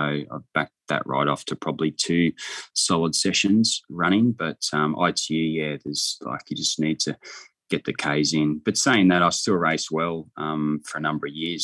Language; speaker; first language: English; native; English